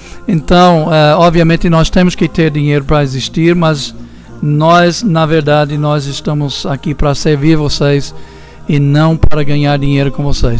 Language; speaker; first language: Portuguese; non-native, fluent; English